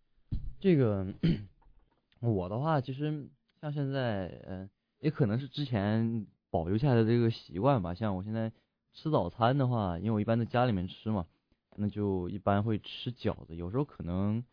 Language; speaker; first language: Chinese; native; Chinese